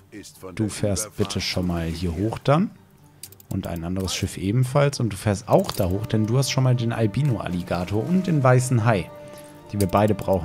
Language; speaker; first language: German; native; German